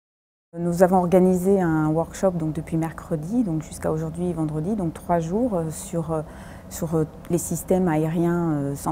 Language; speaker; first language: French; native; French